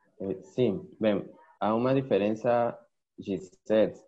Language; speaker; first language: Portuguese; non-native, learner; Spanish